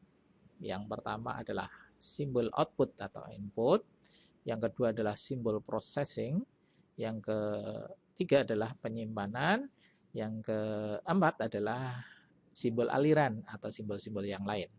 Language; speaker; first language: Indonesian; native; Indonesian